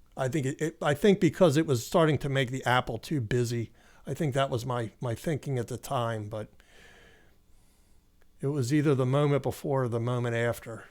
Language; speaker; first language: English; native; English